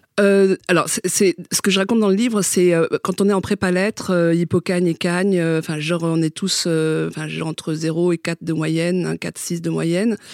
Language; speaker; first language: French; early bilingual, other home language; Vietnamese